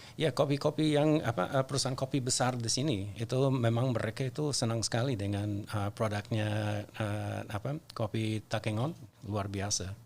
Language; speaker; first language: Indonesian; non-native, fluent; English